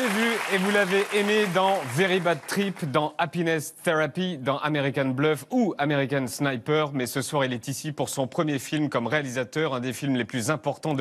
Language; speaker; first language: French; native; French